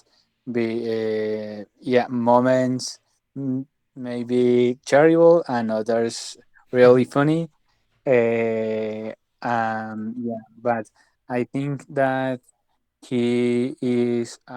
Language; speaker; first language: English; non-native, learner; Spanish